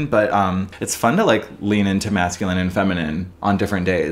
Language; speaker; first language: English; native; English